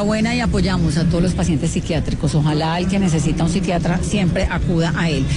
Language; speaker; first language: Spanish; native; Spanish